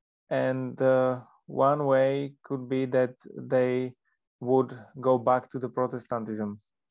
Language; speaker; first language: English; non-native, fluent; Slovak